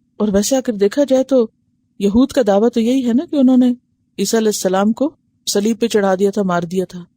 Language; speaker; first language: Urdu; native; Urdu